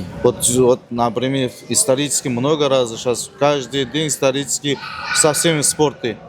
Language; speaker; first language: Russian; non-native, learner; Uzbek